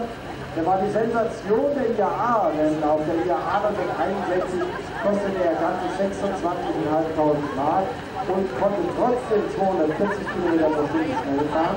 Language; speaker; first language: German; native; German